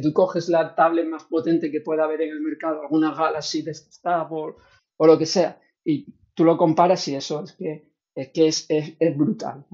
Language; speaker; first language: Spanish; native; Spanish